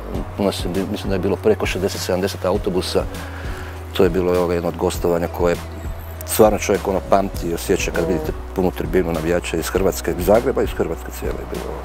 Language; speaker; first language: Croatian; native; Croatian